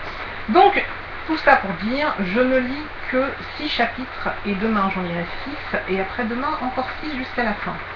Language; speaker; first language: French; native; French